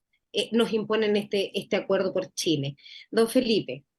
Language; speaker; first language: Spanish; native; Spanish